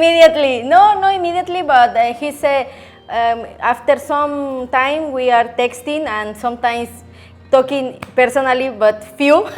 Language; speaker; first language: English; non-native, learner; Spanish